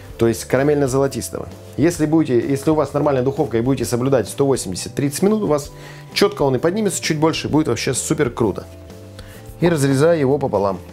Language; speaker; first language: Russian; native; Russian